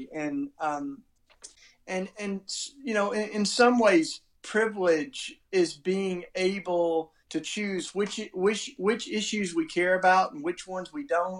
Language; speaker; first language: English; native; English